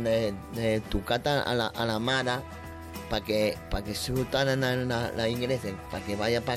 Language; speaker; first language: Catalan; non-native, local second language; Spanish